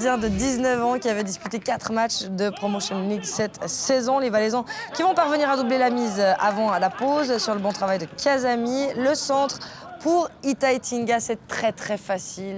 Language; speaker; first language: French; native; French